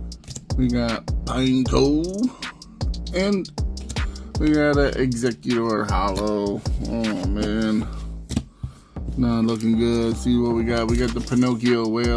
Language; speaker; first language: English; native; English